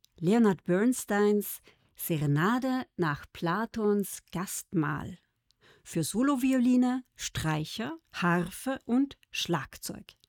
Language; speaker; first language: German; native; German